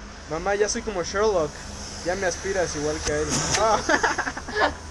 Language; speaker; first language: Spanish; native; Spanish